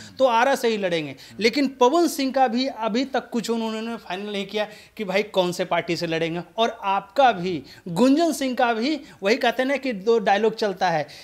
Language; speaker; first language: Hindi; native; Hindi